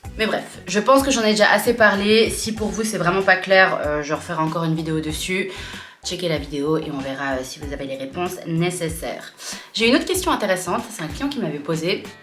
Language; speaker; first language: French; native; French